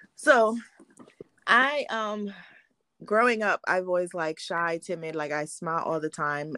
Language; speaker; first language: English; early bilingual, other home language; Haitian Creole